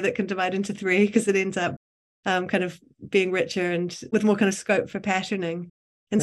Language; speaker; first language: English; native; English